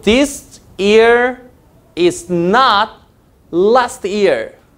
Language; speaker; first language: English; non-native, fluent; Korean